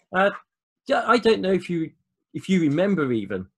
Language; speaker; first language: English; native; English